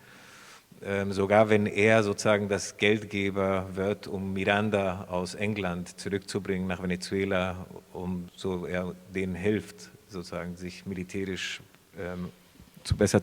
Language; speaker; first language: German; non-native, fluent; Spanish